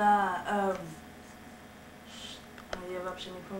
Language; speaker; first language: Russian; non-native, learner; English